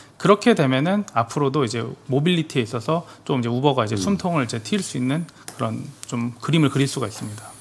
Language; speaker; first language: Korean; native; Korean